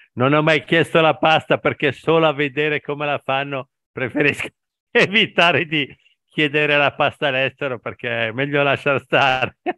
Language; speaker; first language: Italian; native; Italian